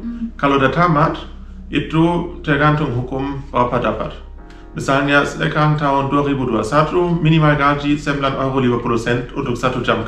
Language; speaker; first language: Indonesian; non-native, learner; German